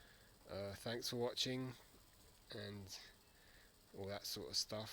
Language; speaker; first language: English; native; English